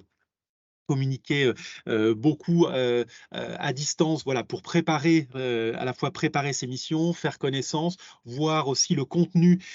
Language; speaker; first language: French; native; French